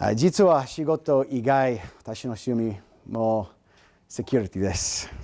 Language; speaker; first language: Japanese; non-native, learner; English